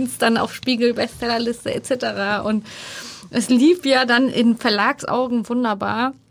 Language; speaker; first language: German; early bilingual, other home language; Turkish